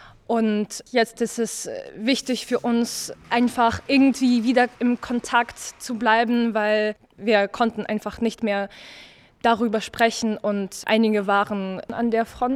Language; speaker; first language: German; non-native, learner; Ukrainian